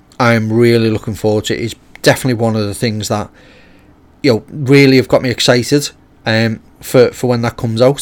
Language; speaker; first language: English; native; English